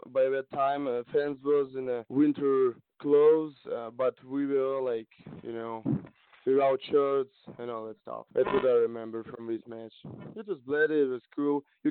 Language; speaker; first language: English; non-native, learner; Russian